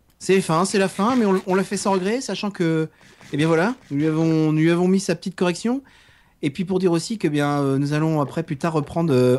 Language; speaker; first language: French; native; French